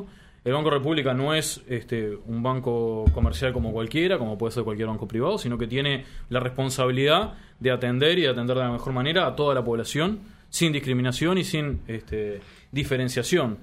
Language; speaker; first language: Spanish; native; Spanish